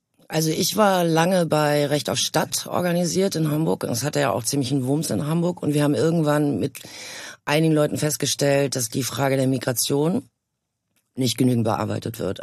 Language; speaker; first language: German; native; German